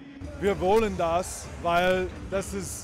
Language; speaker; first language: German; non-native, learner; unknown